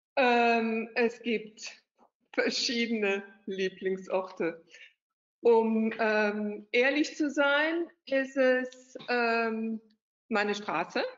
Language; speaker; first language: German; native; German